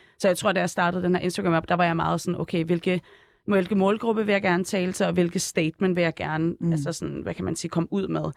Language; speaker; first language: Danish; early bilingual, other home language; Arabic